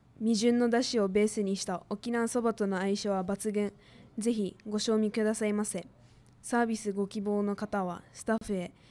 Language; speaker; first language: Japanese; native; Japanese